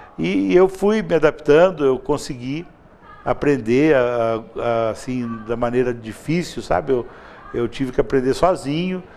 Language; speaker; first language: Portuguese; native; Portuguese